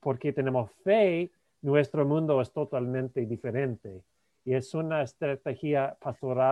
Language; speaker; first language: Spanish; non-native, fluent; English